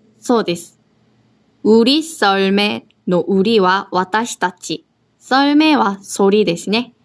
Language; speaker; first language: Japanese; non-native, fluent; Korean